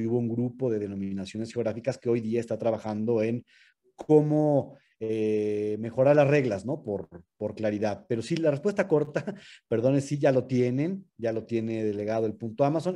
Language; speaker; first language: Spanish; native; Spanish